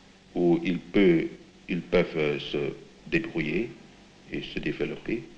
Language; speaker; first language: French; non-native, fluent; Indonesian